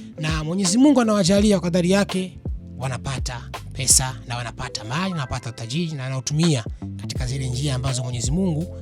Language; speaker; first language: Swahili; native; Swahili